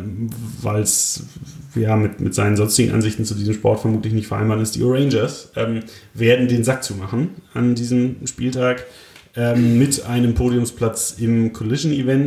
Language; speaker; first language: German; native; German